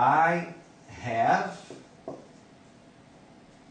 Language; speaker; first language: English; non-native, fluent; Portuguese